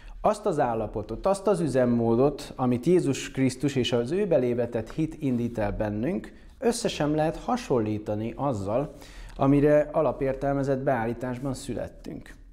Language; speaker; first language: Hungarian; native; Hungarian